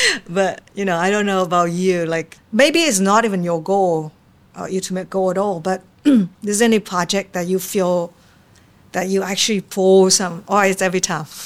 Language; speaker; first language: English; non-native, fluent; Vietnamese